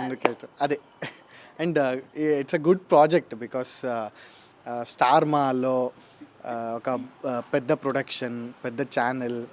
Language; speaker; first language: Telugu; non-native, learner; Kannada